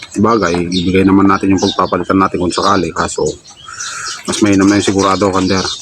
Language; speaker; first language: Filipino; non-native, local second language; Iloko